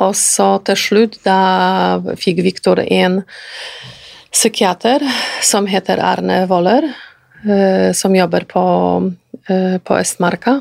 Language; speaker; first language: Norwegian; non-native, fluent; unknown